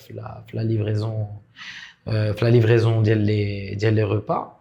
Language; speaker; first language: French; non-native, local second language; Arabic